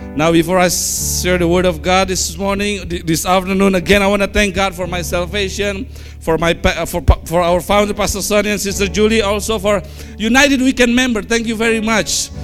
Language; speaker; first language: English; non-native, fluent; Indonesian